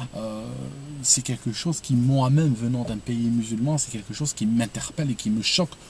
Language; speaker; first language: French; non-native, local second language; Arabic